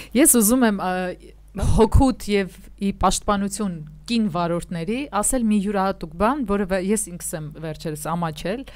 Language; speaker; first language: Armenian; native; Armenian